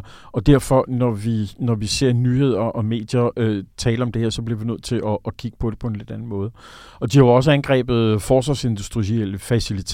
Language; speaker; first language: Danish; native; Danish